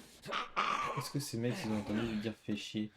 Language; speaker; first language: French; native; French